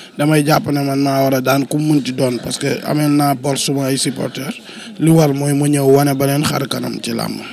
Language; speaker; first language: Wolof; native; Wolof